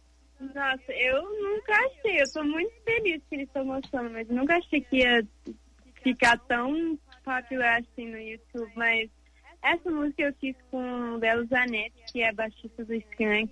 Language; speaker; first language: Portuguese; early bilingual, heritage; English